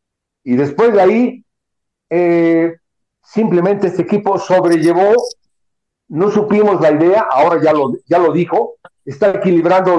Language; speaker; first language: Spanish; native; Spanish